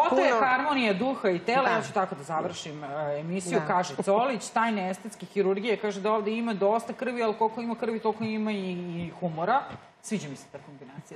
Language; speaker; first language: Serbian; native; Serbian